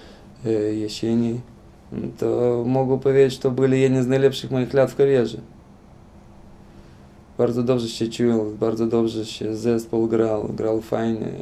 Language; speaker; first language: Polish; non-native, fluent; Lithuanian